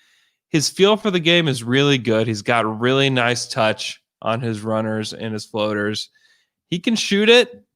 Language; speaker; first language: English; native; English